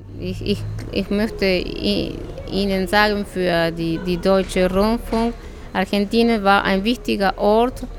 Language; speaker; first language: German; non-native, learner; Spanish